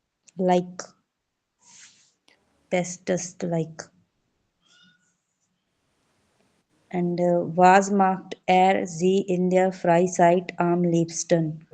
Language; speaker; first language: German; non-native, learner; Hindi